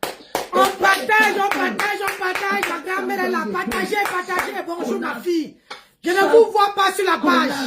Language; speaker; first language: French; non-native, local second language; Lingala